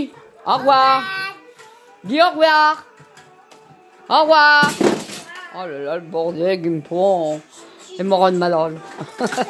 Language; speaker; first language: French; native; French